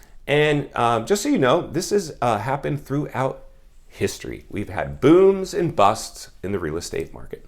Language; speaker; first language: English; native; English